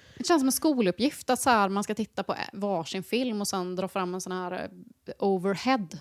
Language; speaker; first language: Swedish; native; Swedish